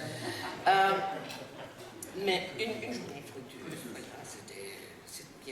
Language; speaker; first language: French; non-native, fluent; Dutch